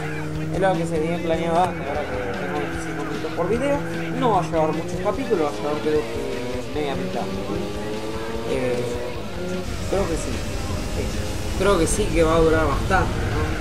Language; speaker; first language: Spanish; native; Spanish